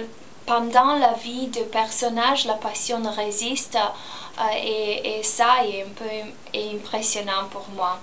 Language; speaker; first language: French; non-native, learner; Romanian